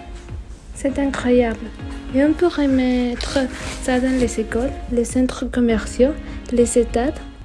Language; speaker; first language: French; non-native, learner; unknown